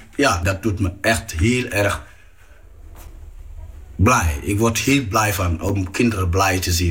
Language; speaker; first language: Dutch; non-native, fluent; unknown